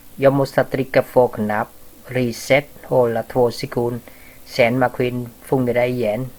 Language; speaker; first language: Swedish; non-native, learner; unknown